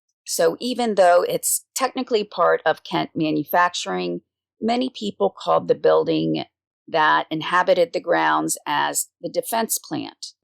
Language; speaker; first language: English; native; English